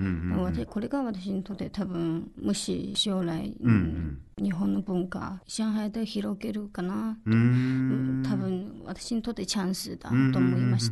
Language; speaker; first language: Japanese; non-native, learner; Chinese